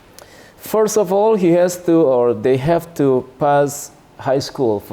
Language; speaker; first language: English; non-native, learner; Indonesian